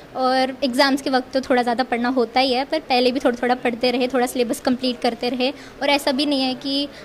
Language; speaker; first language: Hindi; native; Hindi